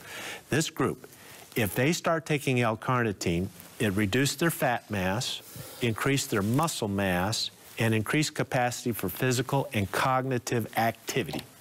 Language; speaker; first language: English; native; English